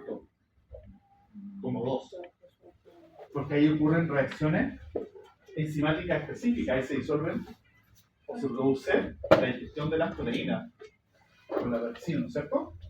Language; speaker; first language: Spanish; native; Spanish